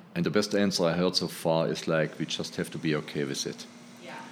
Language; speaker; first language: English; non-native, fluent; German